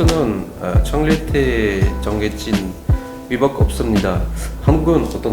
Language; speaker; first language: Korean; non-native, learner; French